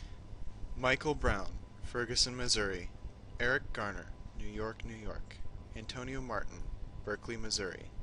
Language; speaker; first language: English; native; English